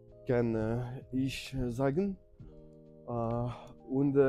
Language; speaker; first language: German; non-native, learner; French